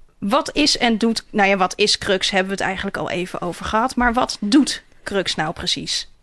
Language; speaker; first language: Dutch; native; Dutch